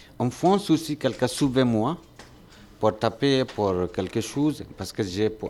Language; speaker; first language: French; non-native, learner; Bangla